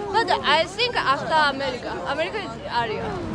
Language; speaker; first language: English; non-native, fluent; Japanese